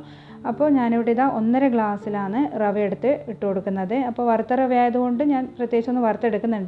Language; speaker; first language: Malayalam; native; Malayalam